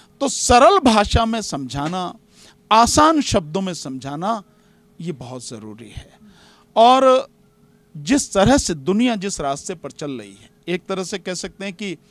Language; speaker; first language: Hindi; native; Hindi